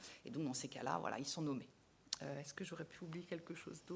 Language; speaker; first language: French; native; French